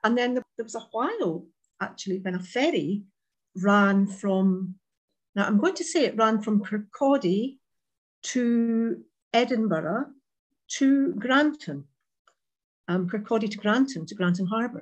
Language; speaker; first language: English; native; English